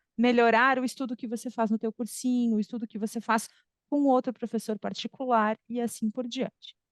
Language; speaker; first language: Portuguese; native; Portuguese